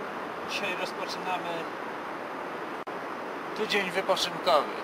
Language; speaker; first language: Polish; native; Polish